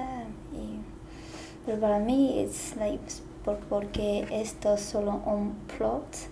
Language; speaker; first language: Spanish; non-native, learner; Chinese